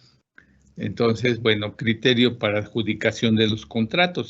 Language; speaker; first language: Spanish; native; Spanish